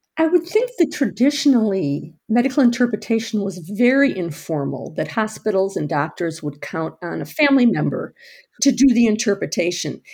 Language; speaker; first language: English; native; English